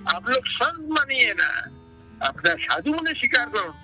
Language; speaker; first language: Hindi; non-native, local second language; Bangla